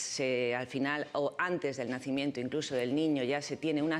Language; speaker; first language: Spanish; native; Spanish